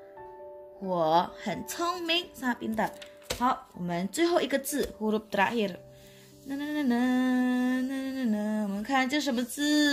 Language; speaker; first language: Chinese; non-native, fluent; Indonesian